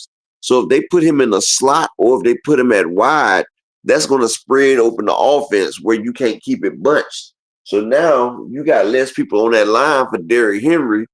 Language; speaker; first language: English; native; English